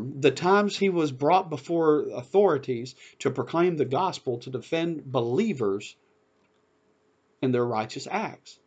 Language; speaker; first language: English; native; English